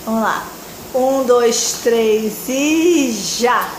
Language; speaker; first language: Portuguese; native; Portuguese